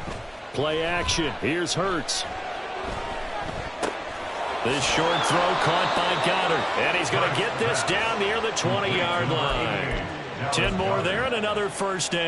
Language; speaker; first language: English; native; English